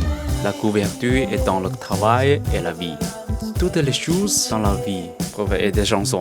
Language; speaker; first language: French; non-native, learner; Chinese